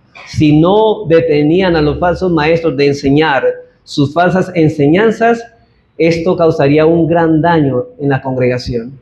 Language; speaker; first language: Spanish; native; Spanish